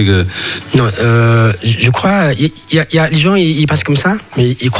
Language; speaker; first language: French; non-native, learner; Chinese